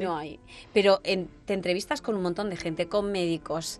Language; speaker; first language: Spanish; native; Spanish